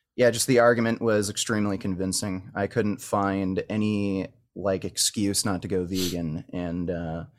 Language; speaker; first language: English; native; English